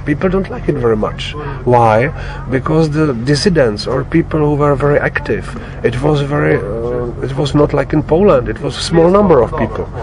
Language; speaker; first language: English; non-native, fluent; Czech